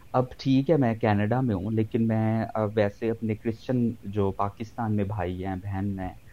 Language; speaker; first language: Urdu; non-native, local second language; Punjabi